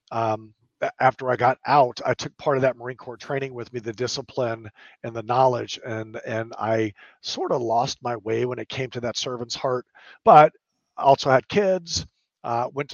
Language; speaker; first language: English; native; English